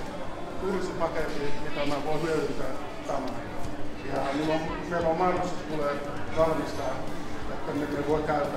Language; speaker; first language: Finnish; non-native, fluent; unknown